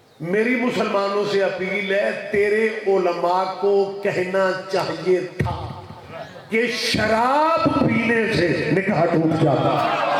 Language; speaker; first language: Urdu; non-native, local second language; Punjabi